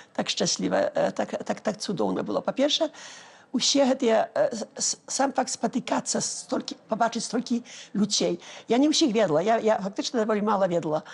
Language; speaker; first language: Belarusian; early bilingual, heritage; Belarusian